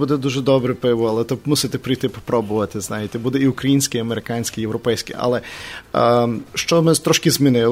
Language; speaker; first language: Ukrainian; native; Ukrainian